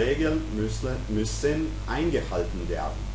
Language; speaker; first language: German; non-native, fluent; Serbian